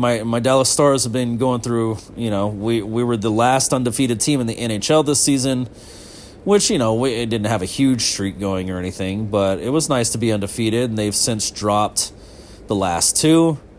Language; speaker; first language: English; native; English